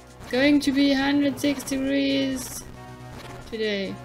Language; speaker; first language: English; non-native, fluent; German